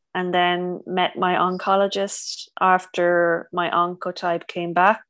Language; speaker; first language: English; native; English